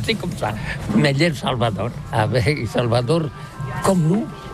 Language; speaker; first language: French; non-native, learner; Catalan